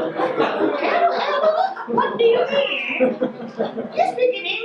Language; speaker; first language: English; non-native, local second language; Filipino